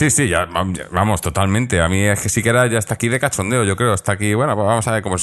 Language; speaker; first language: Spanish; native; Spanish